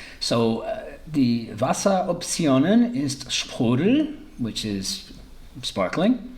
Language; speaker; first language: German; early bilingual, heritage; English